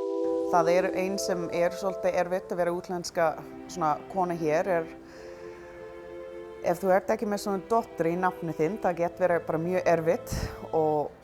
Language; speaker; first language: Icelandic; non-native, fluent; English